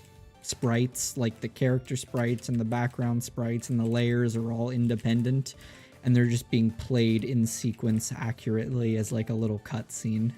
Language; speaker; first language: English; native; English